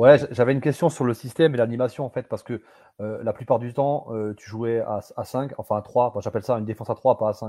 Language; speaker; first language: French; native; French